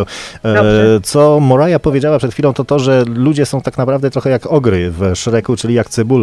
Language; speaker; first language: Polish; native; Polish